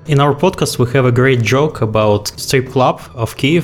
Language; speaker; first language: English; non-native, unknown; Russian